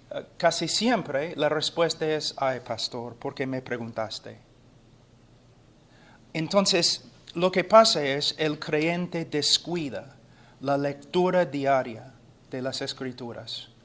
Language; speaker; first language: Spanish; non-native, fluent; English